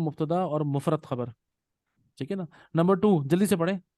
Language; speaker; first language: Hindi; native; Hindi